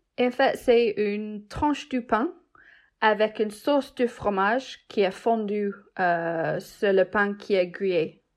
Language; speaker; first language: French; non-native, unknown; English